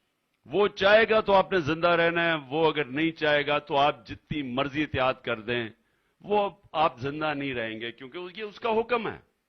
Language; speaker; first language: Urdu; native; Urdu